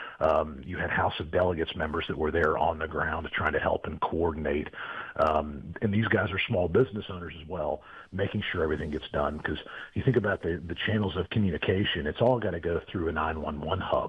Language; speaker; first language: English; native; English